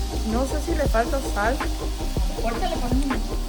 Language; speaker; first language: Spanish; early bilingual, heritage; Spanish